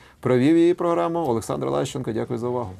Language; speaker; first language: Ukrainian; native; Ukrainian